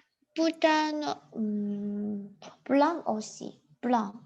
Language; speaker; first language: French; non-native, learner; Chinese